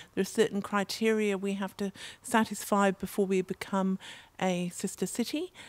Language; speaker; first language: English; native; English